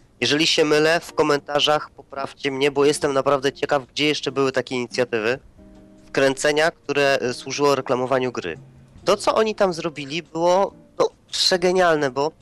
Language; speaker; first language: Polish; native; Polish